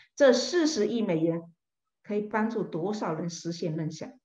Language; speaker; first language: Chinese; native; Chinese